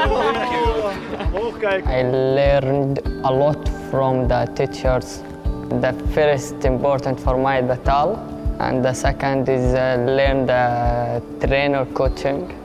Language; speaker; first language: English; non-native, learner; Arabic